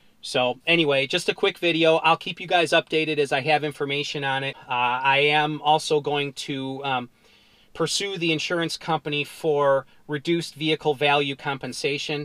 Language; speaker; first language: English; native; English